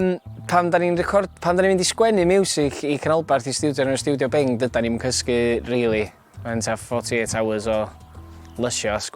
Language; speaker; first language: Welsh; native; Welsh